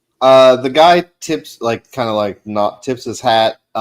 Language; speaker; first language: English; native; English